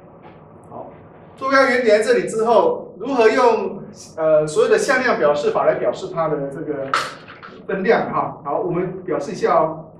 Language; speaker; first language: Chinese; native; Chinese